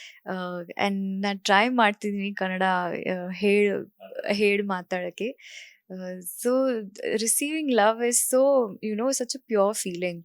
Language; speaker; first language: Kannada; non-native, local second language; Marathi